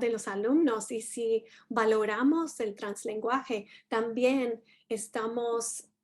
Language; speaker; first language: Spanish; non-native, fluent; English